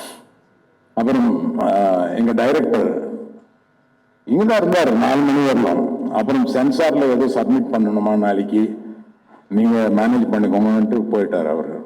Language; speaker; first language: Tamil; non-native, local second language; Telugu